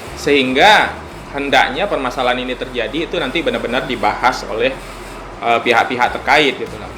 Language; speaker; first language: Indonesian; non-native, local second language; Minangkabau